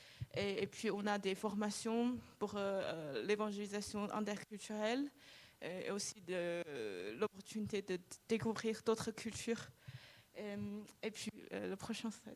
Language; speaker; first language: French; non-native, fluent; Chinese